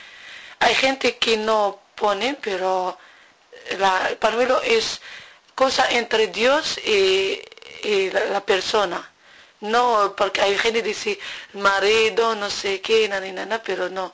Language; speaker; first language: Spanish; non-native, learner; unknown